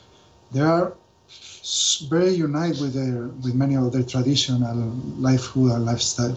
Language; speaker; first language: English; non-native, fluent; Spanish